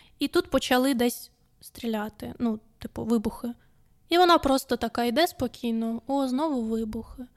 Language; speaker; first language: Ukrainian; non-native, local second language; Russian